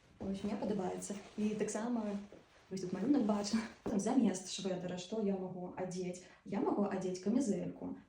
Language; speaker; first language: Belarusian; non-native, local second language; Russian